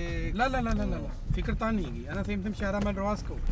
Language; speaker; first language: Arabic; non-native, learner; Hindi